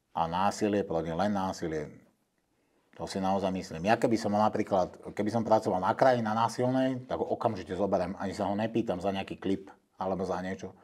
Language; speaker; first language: Slovak; native; Slovak